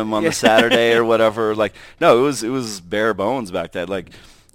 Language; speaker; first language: English; native; English